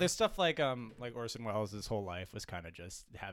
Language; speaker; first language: English; native; English